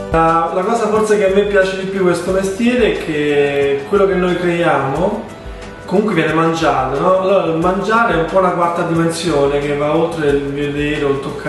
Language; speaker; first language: Italian; native; Italian